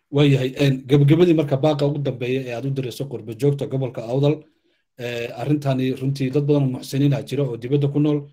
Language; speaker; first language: Somali; native; Somali